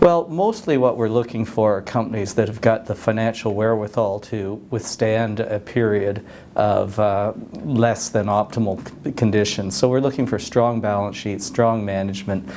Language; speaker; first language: English; native; English